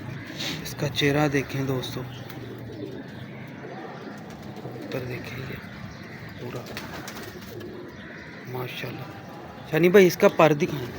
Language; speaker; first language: Hindi; non-native, local second language; Punjabi